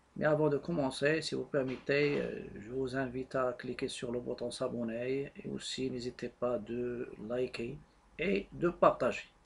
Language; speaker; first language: French; non-native, local second language; Arabic